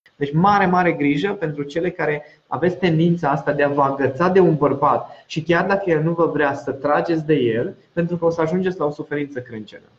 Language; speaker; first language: Romanian; non-native, local second language; Hungarian